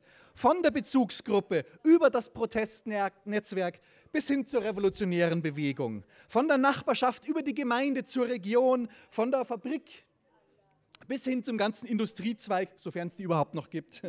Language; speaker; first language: German; native; German